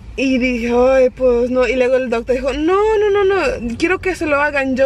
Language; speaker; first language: Spanish; early bilingual, heritage; Spanish